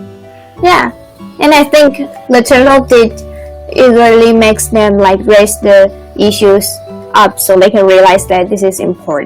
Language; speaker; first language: English; non-native, learner; Chinese